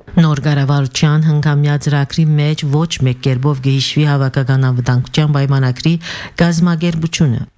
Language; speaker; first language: Armenian; early bilingual, heritage; Armenian